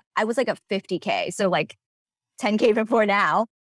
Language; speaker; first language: English; non-native, local second language; Cantonese